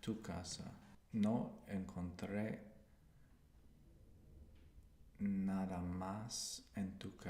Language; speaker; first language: Spanish; non-native, learner; English